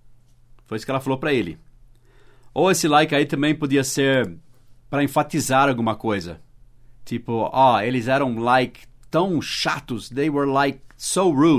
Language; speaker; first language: Portuguese; early bilingual, other home language; English